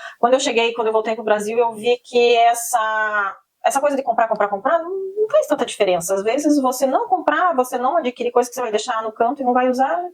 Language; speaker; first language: Portuguese; native; Portuguese